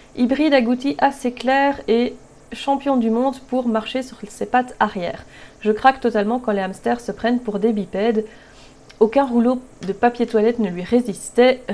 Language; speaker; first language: French; native; French